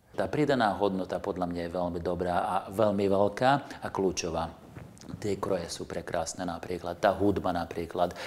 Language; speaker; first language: Slovak; non-native, local second language; Hungarian